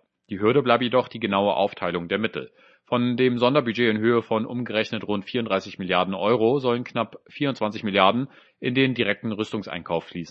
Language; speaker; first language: German; native; German